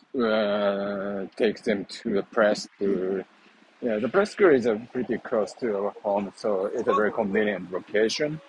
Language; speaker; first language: English; non-native, learner; Japanese